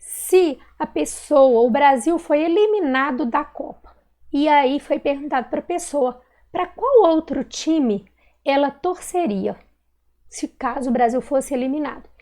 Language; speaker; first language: Portuguese; native; Portuguese